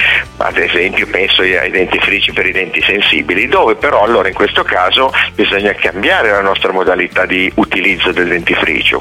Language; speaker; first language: Italian; native; Italian